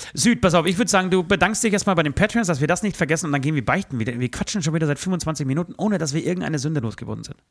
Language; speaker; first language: German; early bilingual, other home language; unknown